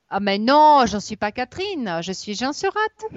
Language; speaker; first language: French; non-native, fluent; Russian